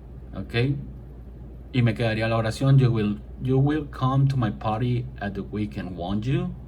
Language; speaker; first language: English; non-native, fluent; Spanish